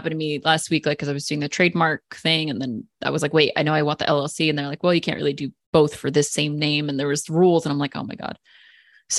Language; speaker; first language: English; native; English